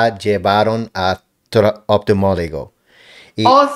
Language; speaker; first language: Spanish; non-native, learner; English